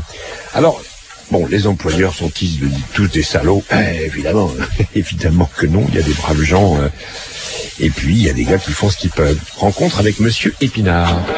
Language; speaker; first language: French; native; French